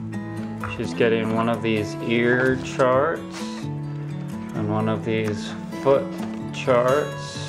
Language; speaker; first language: English; native; English